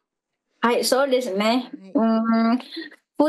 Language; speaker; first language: Japanese; non-native, fluent; Indonesian